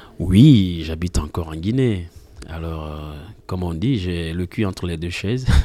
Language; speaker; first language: French; non-native, local second language; Mandingo